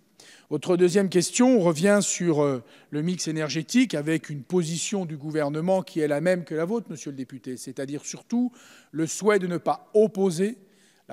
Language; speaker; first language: French; native; French